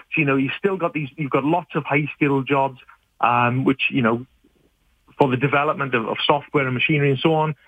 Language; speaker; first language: English; native; English